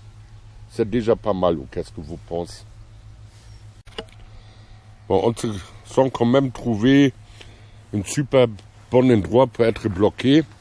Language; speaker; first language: French; non-native, fluent; German